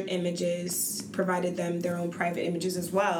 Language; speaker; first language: English; native; English